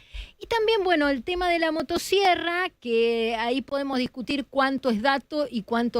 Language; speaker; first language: Spanish; native; Spanish